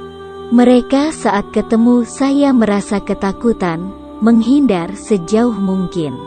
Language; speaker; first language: Indonesian; native; Indonesian